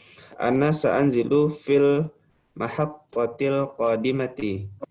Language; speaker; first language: Arabic; non-native, learner; Indonesian